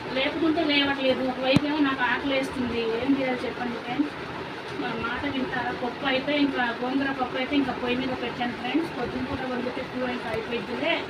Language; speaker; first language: Telugu; non-native, local second language; Urdu